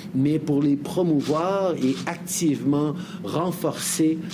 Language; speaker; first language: French; early bilingual, heritage; French